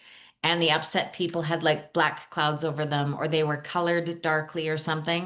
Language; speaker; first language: English; native; English